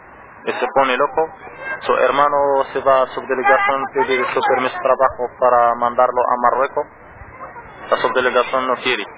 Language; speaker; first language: Spanish; non-native, learner; Arabic